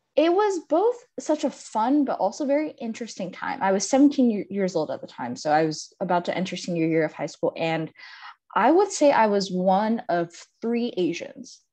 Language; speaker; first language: English; native; English